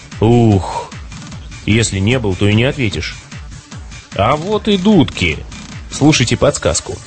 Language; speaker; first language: Russian; native; Russian